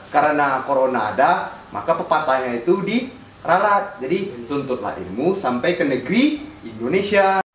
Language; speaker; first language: Indonesian; native; Indonesian